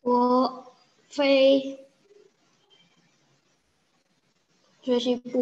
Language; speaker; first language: Chinese; non-native, learner; Indonesian